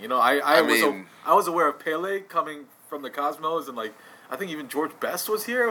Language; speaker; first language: English; native; English